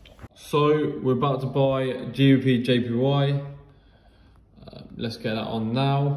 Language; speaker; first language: English; native; English